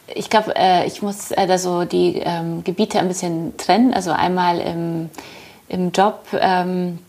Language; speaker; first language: German; early bilingual, other home language; Polish